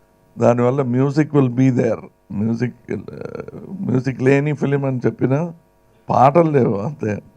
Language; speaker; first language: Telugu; non-native, local second language; Tamil